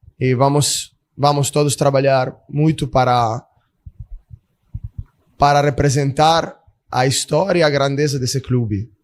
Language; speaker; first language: Portuguese; non-native, fluent; Italian